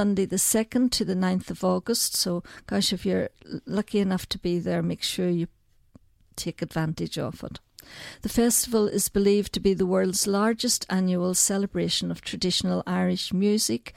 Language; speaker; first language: English; native; English